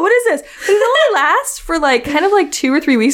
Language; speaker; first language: English; native; English